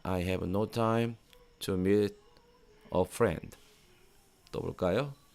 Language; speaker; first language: English; non-native, fluent; Korean